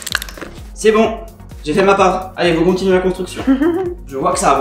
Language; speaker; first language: French; native; French